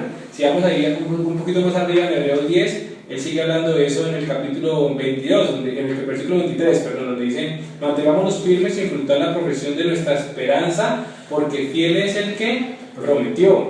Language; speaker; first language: Spanish; native; Spanish